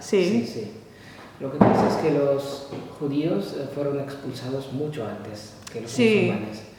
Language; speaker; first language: Spanish; non-native, fluent; Arabic